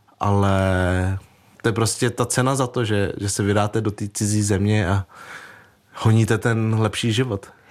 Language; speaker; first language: Czech; early bilingual, other home language; Vietnamese